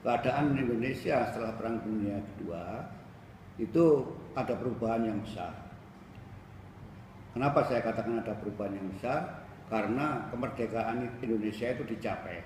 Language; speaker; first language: Indonesian; native; Indonesian